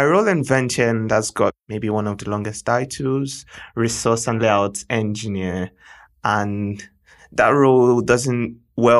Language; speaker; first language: English; non-native, local second language; Yoruba